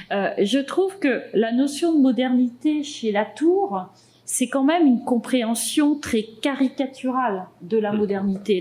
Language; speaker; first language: French; native; French